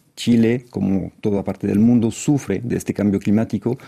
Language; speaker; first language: Spanish; non-native, fluent; French